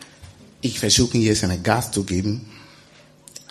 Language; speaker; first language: German; non-native, learner; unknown